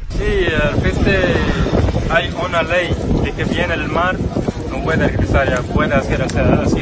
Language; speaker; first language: Spanish; non-native, learner; Arabic